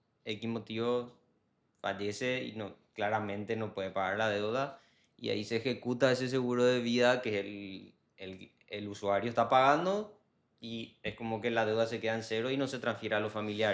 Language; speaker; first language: Spanish; native; Spanish